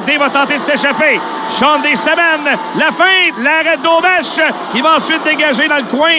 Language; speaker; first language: French; native; French